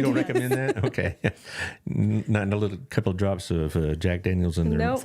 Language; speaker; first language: English; native; English